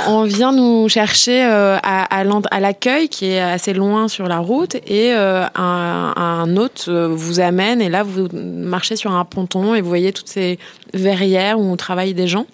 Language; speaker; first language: French; native; French